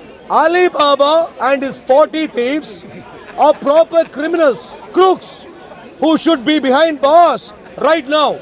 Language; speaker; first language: English; non-native, fluent; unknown